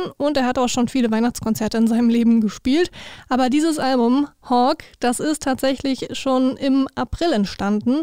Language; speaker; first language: German; native; German